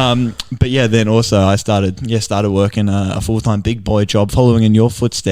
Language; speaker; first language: English; native; English